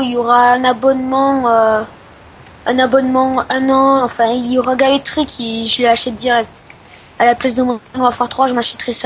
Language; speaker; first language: French; native; French